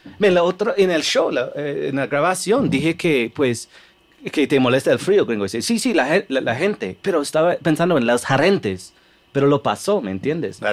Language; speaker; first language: Spanish; non-native, fluent; English